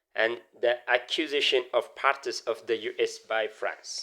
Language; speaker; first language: English; non-native, local second language; Amharic